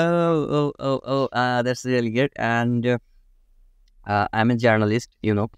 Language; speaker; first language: English; non-native, local second language; Bangla